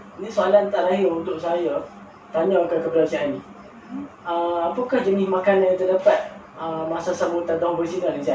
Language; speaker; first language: Malay; native; Malay